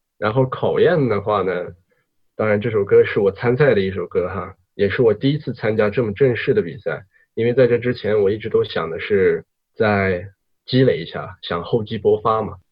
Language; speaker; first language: Chinese; native; Chinese